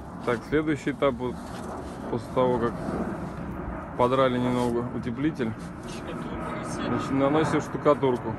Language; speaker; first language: Russian; native; Russian